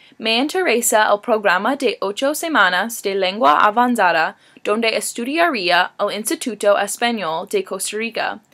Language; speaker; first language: Spanish; non-native, learner; English